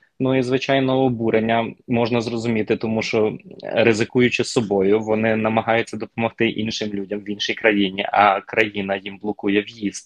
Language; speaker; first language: Ukrainian; native; Ukrainian